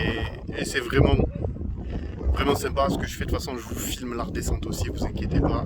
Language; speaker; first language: French; native; French